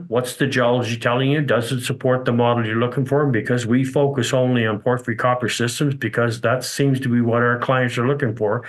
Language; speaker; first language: English; native; English